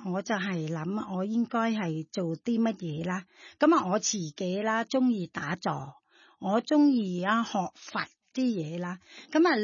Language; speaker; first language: Cantonese; non-native, learner; Thai